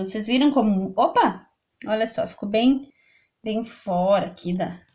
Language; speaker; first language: Portuguese; native; Portuguese